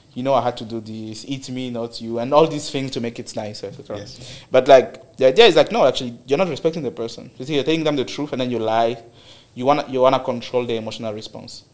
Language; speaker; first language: English; non-native, fluent; French